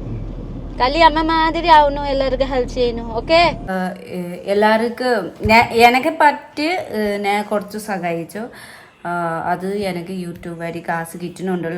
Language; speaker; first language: Malayalam; non-native, local second language; Nepali